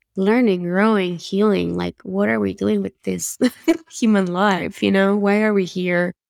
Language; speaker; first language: English; non-native, fluent; Spanish